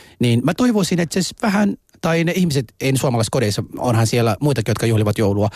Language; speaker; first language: Finnish; non-native, fluent; Somali